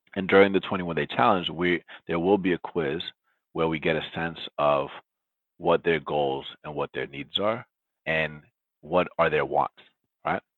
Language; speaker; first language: English; early bilingual, other home language; Spanish